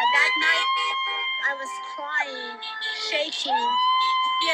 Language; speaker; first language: English; non-native, fluent; Persian